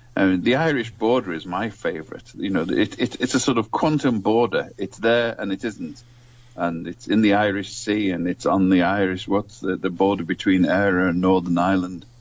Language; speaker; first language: English; native; English